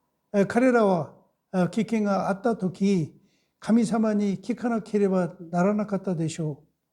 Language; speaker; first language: Japanese; non-native, fluent; Korean